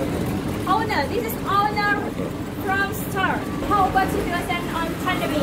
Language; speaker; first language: English; non-native, learner; Indonesian